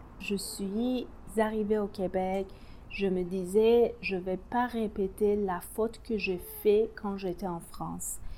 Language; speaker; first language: French; non-native, learner; Persian